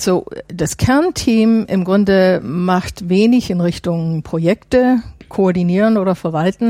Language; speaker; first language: German; non-native, fluent; English